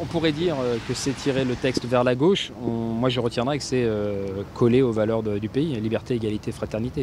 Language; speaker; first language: French; native; French